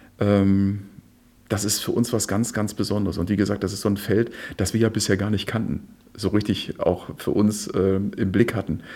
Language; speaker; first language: German; native; German